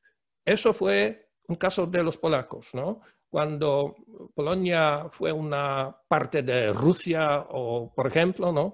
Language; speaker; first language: Spanish; non-native, fluent; Polish